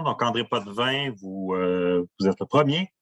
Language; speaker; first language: French; native; French